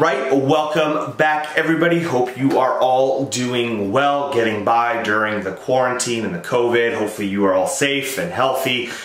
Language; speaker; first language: English; native; English